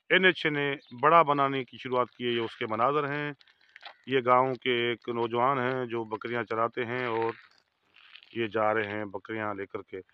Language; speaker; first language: Urdu; non-native, local second language; Sindhi